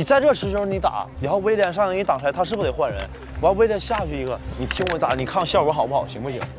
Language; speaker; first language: Chinese; native; Chinese